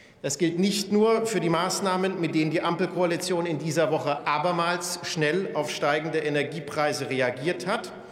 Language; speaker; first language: German; native; German